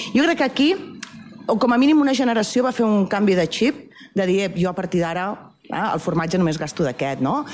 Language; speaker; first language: Catalan; native; Catalan